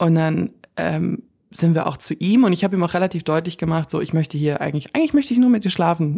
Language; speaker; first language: German; native; German